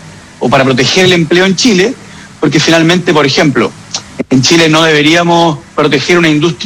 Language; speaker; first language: Spanish; native; Spanish